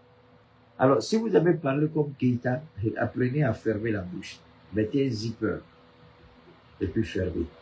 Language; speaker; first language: French; native; French